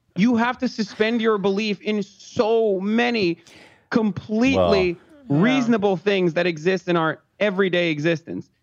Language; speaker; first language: English; non-native, fluent; Turkish